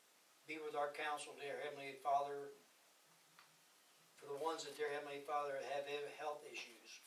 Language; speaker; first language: English; native; English